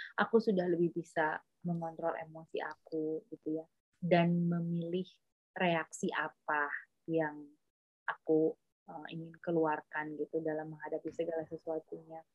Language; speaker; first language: Indonesian; native; Indonesian